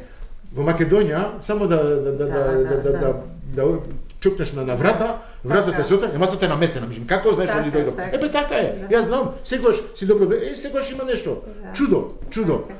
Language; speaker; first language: Macedonian; non-native, fluent; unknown